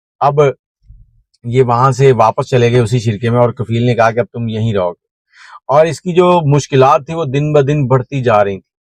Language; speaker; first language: Urdu; non-native, local second language; Punjabi